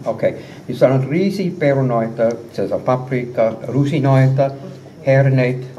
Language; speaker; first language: Finnish; non-native, learner; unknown